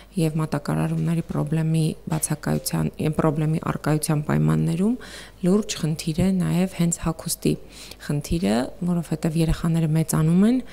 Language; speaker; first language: Armenian; native; Armenian